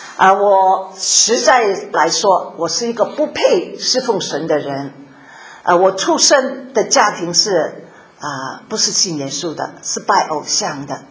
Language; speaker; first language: Chinese; non-native, local second language; Cantonese